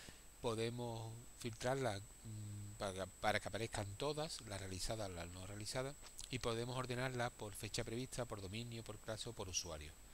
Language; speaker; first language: Spanish; native; Spanish